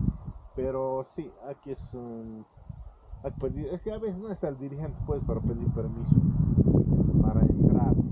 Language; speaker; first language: Spanish; native; Spanish